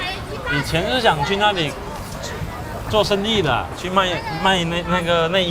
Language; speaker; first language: Chinese; native; Chinese